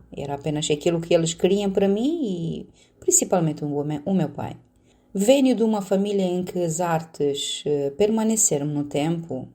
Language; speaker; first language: Portuguese; non-native, fluent; Romanian